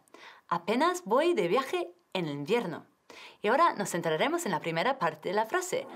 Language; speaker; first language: Spanish; non-native, fluent; English